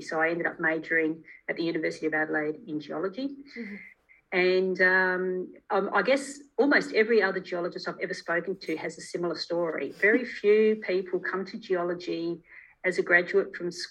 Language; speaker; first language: English; native; English